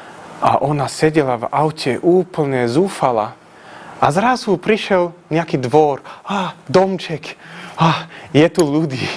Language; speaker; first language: Slovak; non-native, fluent; Swedish